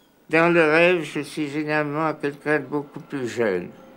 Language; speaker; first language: French; non-native, fluent; German